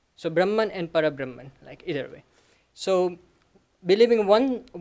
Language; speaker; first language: English; non-native, local second language; Gujarati